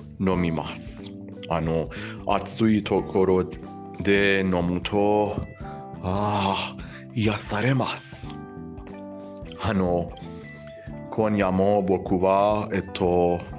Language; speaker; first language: Japanese; non-native, learner; Persian